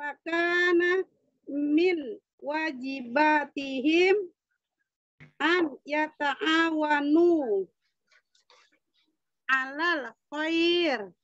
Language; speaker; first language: Arabic; non-native, learner; Indonesian